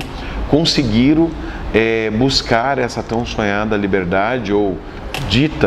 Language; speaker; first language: Portuguese; native; Portuguese